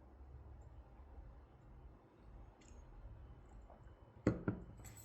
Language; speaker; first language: French; non-native, learner; Korean